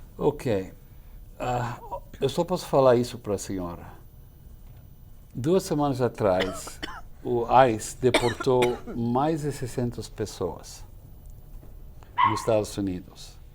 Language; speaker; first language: Portuguese; non-native, fluent; English